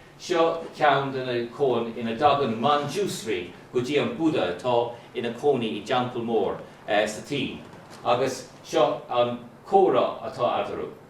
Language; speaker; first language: Irish; non-native, local second language; English